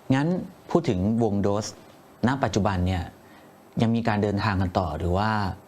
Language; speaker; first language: Thai; native; Thai